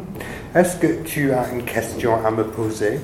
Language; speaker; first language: French; non-native, fluent; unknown